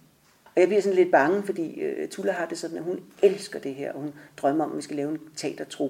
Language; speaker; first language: Danish; native; Danish